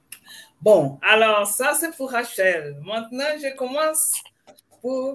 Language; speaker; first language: French; non-native, fluent; Portuguese